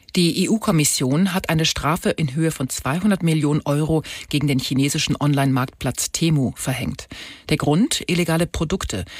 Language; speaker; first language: German; native; German